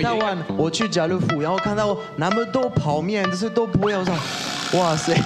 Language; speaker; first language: Chinese; non-native, fluent; French